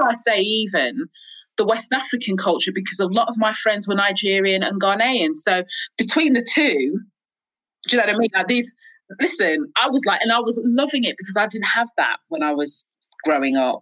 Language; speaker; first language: English; native; English